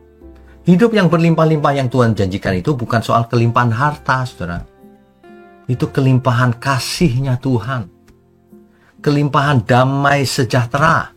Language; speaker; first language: Indonesian; native; Indonesian